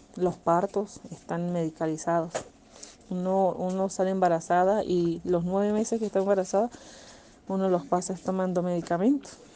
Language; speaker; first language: Spanish; native; Spanish